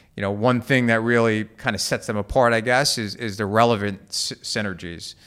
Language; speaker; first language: English; native; English